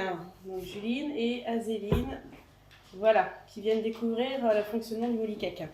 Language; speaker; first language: French; native; French